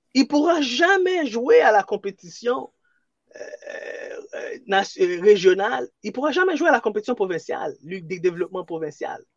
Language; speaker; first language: French; early bilingual, other home language; Haitian Creole